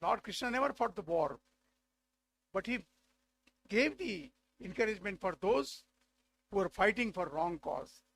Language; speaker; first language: English; non-native, local second language; Marathi